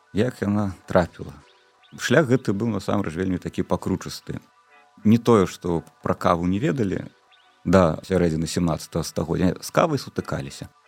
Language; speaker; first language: Belarusian; non-native, local second language; Russian